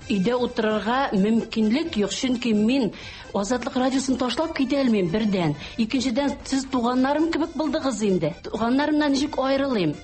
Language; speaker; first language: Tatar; native; Tatar